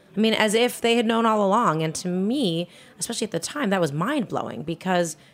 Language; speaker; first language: English; native; English